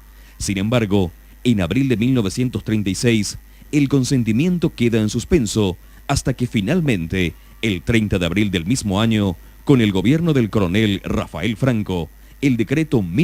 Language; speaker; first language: Spanish; native; Spanish